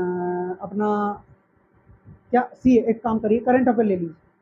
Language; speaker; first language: Hindi; native; Hindi